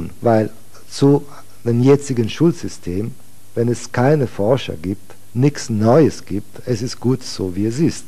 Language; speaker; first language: German; non-native, fluent; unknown